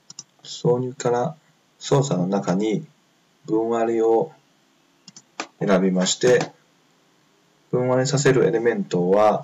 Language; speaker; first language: Japanese; non-native, fluent; Chinese